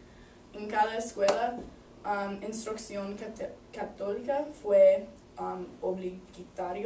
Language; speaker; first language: Spanish; non-native, learner; English